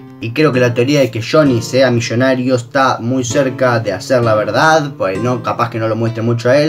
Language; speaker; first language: Spanish; native; Spanish